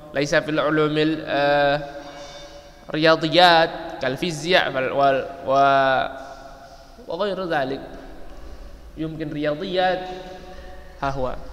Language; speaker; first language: Arabic; non-native, fluent; Indonesian